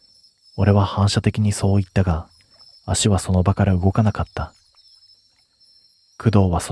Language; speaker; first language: Japanese; native; Japanese